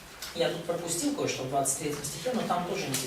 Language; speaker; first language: Russian; native; Russian